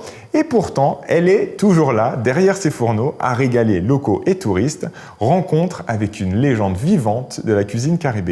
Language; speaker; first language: French; native; French